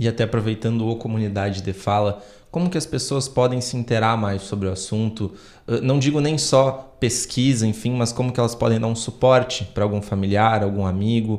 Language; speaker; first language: Portuguese; native; Portuguese